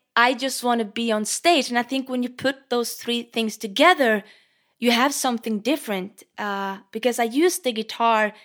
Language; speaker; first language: English; non-native, fluent; Norwegian